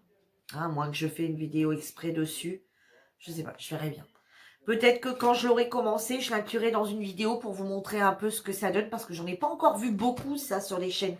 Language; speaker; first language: French; native; French